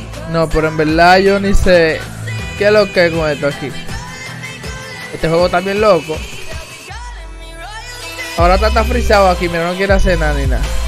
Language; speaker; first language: Spanish; native; Spanish